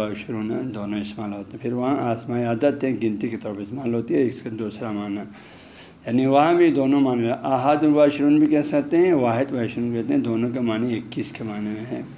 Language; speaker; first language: Urdu; non-native, local second language; Balti